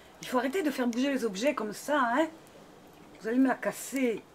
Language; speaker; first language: French; native; French